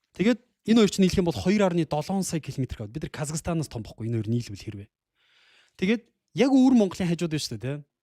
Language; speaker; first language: Mongolian; native; Mongolian